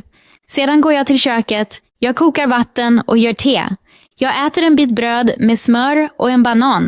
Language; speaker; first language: Swedish; non-native, fluent; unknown